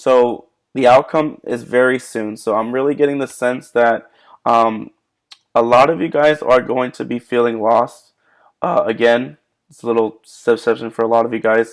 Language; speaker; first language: English; native; English